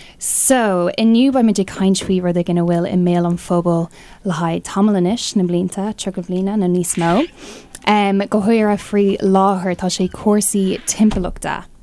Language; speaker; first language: Irish; non-native, local second language; English